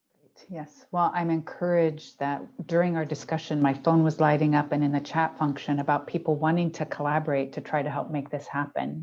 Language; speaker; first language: English; native; English